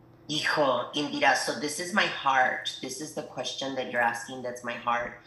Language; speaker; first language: English; early bilingual, other home language; Spanish